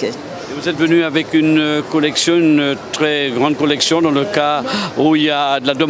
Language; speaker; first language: French; native; French